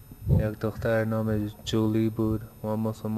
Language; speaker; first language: Persian; early bilingual, heritage; Persian